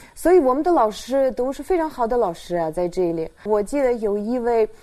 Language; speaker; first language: Chinese; non-native, fluent; Russian